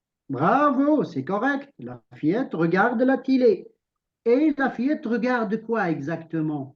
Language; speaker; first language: French; non-native, local second language; Arabic